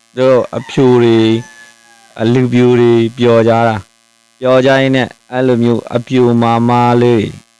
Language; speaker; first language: Burmese; non-native, local second language; Rohingya